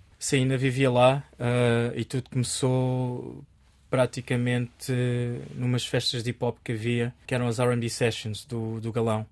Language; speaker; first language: Portuguese; early bilingual, other home language; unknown